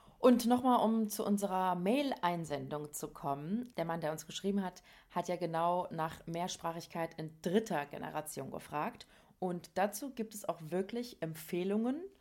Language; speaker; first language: German; native; German